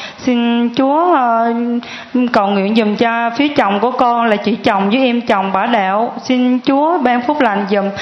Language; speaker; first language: Vietnamese; native; Vietnamese